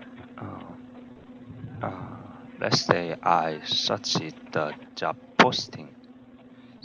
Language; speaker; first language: English; non-native, learner; Korean